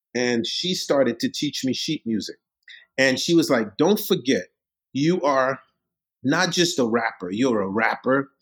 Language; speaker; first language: English; early bilingual, other home language; Haitian Creole